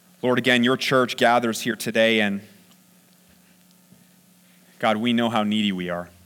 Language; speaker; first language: English; native; English